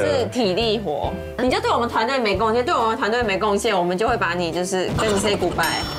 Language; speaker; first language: Chinese; native; Chinese